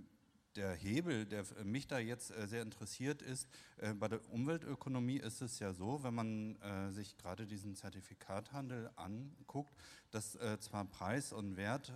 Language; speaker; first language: German; native; German